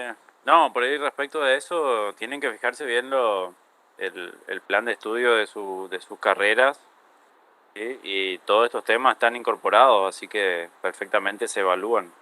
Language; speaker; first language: Spanish; native; Spanish